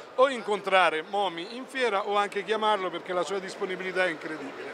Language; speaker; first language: Italian; native; Italian